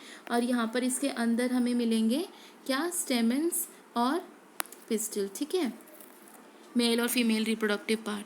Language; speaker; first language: Hindi; native; Hindi